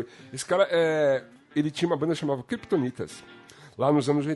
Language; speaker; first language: Portuguese; native; Portuguese